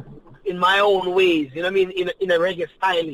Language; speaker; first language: English; non-native, local second language; Jamaican Creole English